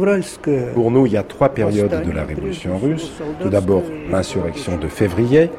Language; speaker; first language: French; non-native, fluent; Russian